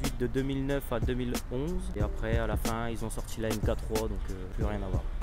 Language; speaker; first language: French; native; French